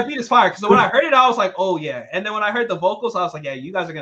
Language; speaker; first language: English; native; English